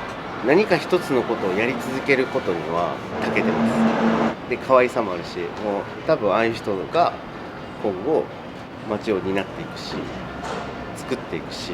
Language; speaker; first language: Japanese; native; Japanese